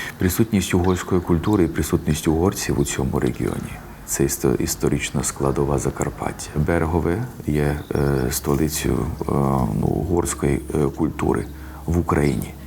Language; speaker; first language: Ukrainian; non-native, local second language; Hungarian